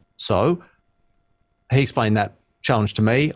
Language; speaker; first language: English; native; English